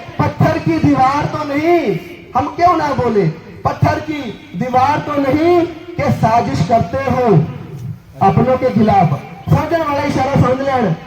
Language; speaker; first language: Hindi; non-native, local second language; Punjabi